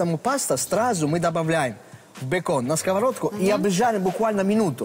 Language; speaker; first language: Russian; non-native, fluent; Italian